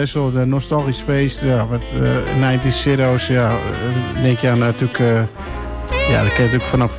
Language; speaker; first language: Dutch; native; Dutch